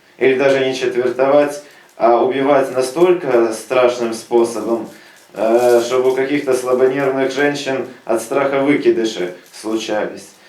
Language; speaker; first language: Russian; native; Russian